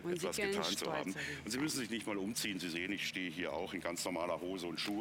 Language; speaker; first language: German; native; German